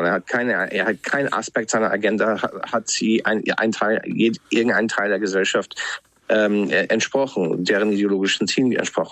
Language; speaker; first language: German; non-native, fluent; English